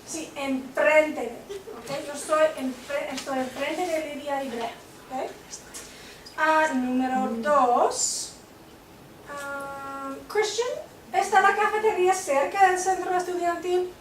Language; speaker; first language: Spanish; non-native, fluent; English